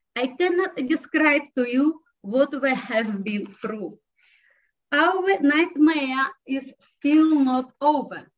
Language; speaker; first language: English; non-native, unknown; Russian